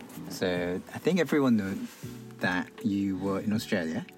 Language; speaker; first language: English; non-native, fluent; Korean